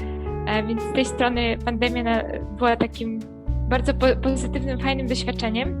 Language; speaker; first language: Polish; early bilingual, heritage; Polish